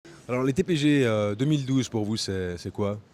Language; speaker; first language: French; native; French